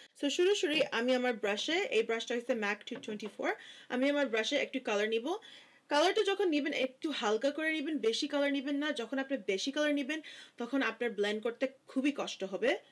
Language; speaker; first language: Bangla; early bilingual, heritage; Bangla